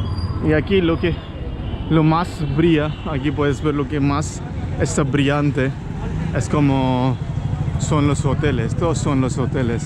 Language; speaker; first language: Spanish; non-native, learner; Hindi